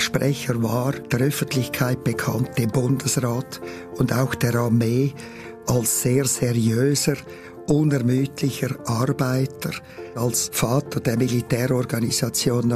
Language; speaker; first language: German; native; German